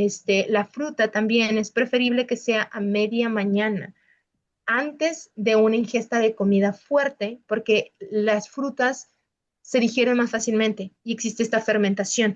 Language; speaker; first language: Spanish; native; Spanish